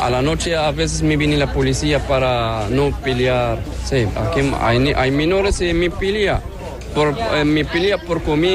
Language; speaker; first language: Spanish; non-native, learner; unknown